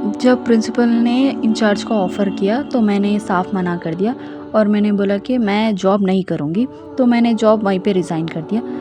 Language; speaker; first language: Hindi; non-native, local second language; Urdu